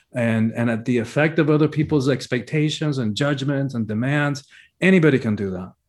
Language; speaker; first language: English; early bilingual, other home language; Spanish